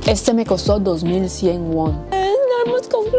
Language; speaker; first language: Spanish; native; Spanish